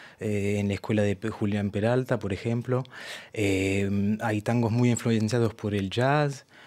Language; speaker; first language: Spanish; early bilingual, heritage; Spanish